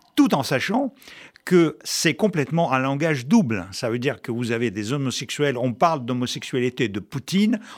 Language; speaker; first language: French; non-native, fluent; Russian